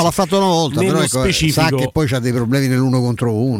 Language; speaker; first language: Italian; native; Italian